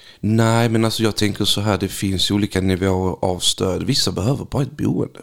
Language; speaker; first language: Swedish; early bilingual, other home language; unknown